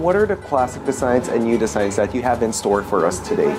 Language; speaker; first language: English; non-native, local second language; Filipino